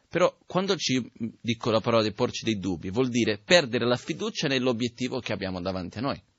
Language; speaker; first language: Italian; non-native, fluent; Portuguese